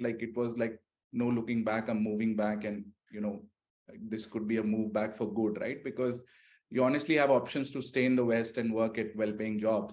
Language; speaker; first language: English; non-native, local second language; Hindi